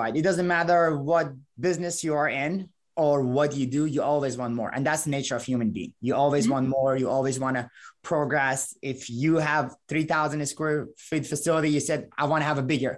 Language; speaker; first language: English; non-native, fluent; Persian